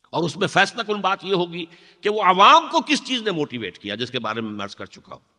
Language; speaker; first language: Urdu; native; Urdu